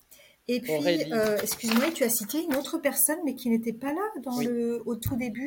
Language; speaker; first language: French; native; French